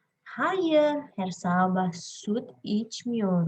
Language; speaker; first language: Turkish; non-native, learner; Indonesian